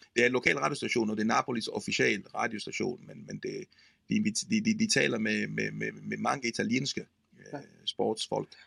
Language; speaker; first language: Danish; non-native, fluent; Italian